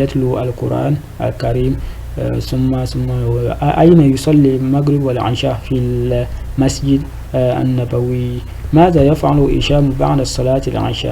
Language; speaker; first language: Arabic; non-native, fluent; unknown